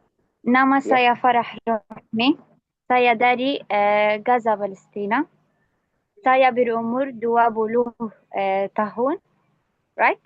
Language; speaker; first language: Indonesian; non-native, learner; Arabic